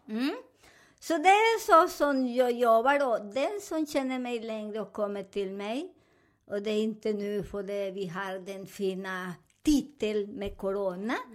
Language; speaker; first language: Swedish; non-native, learner; Spanish